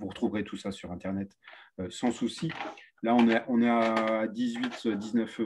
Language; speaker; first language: French; native; French